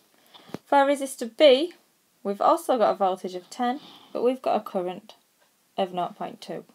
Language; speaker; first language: English; native; English